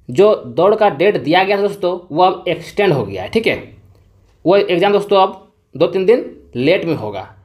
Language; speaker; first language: Hindi; native; Hindi